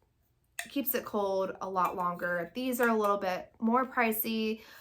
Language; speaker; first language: English; native; English